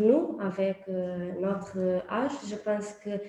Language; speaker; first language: French; non-native, learner; Portuguese